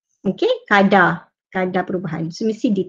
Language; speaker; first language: Malay; native; Malay